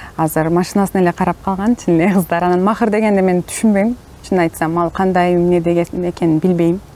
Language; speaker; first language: Kyrgyz; non-native, local second language; Turkish